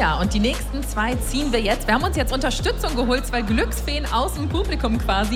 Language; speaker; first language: German; native; German